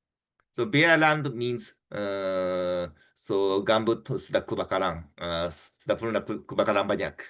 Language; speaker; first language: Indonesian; non-native, learner; Japanese